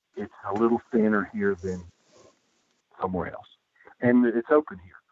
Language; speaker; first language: English; native; English